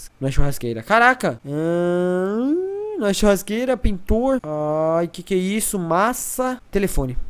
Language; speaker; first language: Portuguese; native; Portuguese